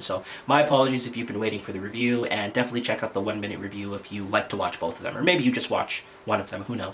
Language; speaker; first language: English; native; English